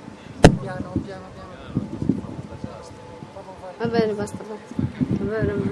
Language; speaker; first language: Italian; non-native, fluent; Tibetan